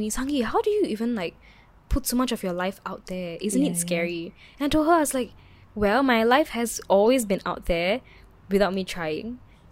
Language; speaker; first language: English; native; English